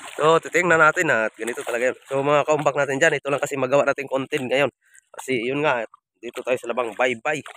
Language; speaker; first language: Filipino; non-native, local second language; Cebuano